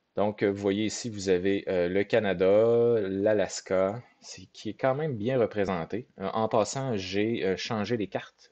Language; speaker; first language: French; native; French